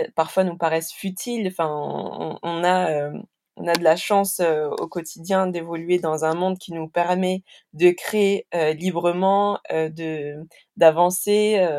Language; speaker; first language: French; native; French